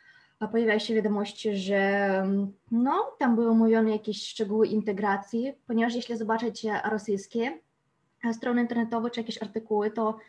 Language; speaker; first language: Polish; non-native, fluent; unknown